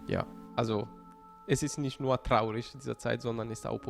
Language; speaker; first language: German; non-native, fluent; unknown